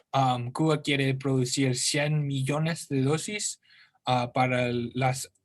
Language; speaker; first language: Spanish; non-native, learner; English